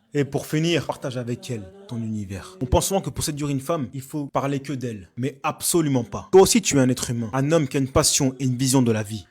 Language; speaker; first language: French; native; French